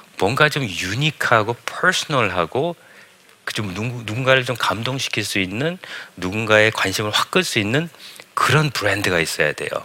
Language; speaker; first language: Korean; early bilingual, heritage; Korean